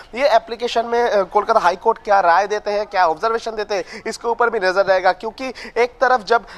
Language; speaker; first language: Hindi; non-native, local second language; Bangla